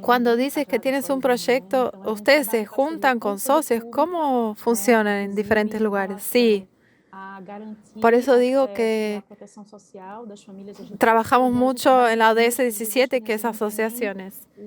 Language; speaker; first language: Spanish; non-native, fluent; Portuguese